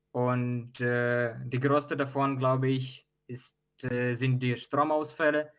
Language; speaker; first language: German; non-native, fluent; Ukrainian